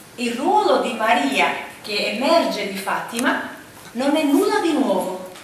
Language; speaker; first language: Italian; non-native, fluent; Portuguese